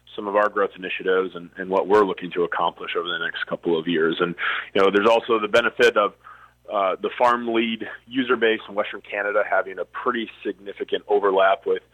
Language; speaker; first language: English; native; English